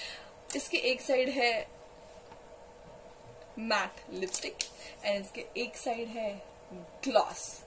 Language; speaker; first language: Hindi; native; Hindi